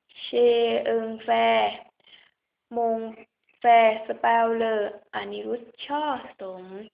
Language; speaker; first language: French; non-native, learner; Thai